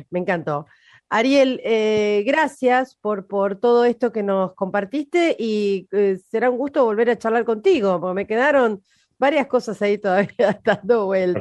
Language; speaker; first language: Spanish; native; Spanish